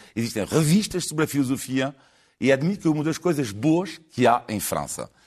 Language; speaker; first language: Portuguese; non-native, fluent; French